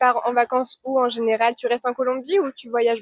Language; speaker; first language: French; native; French